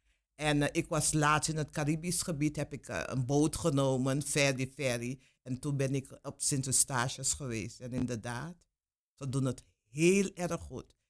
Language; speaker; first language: Dutch; non-native, local second language; Papiamento